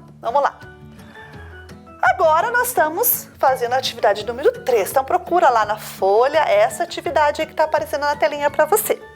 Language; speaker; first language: Portuguese; native; Portuguese